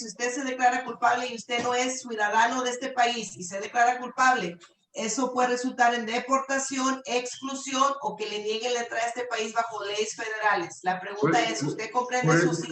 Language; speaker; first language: Spanish; native; Spanish